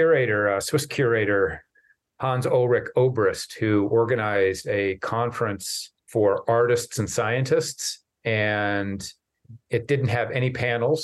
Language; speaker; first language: English; native; English